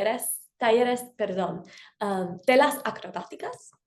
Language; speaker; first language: Spanish; non-native, fluent; English